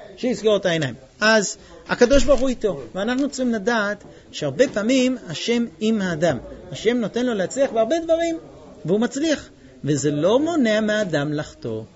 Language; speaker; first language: Hebrew; non-native, fluent; English